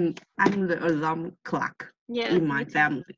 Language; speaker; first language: English; non-native, learner; Chinese